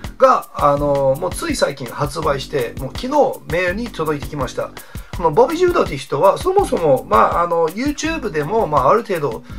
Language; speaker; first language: Japanese; non-native, fluent; English